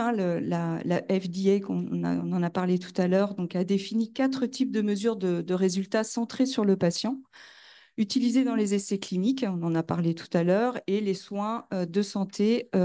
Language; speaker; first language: French; native; French